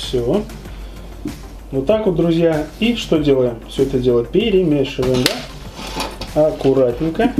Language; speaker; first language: Russian; native; Russian